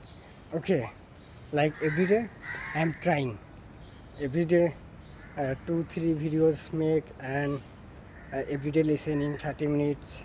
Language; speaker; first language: English; non-native, learner; Bangla